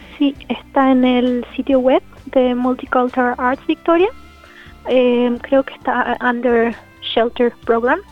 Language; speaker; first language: Spanish; native; Spanish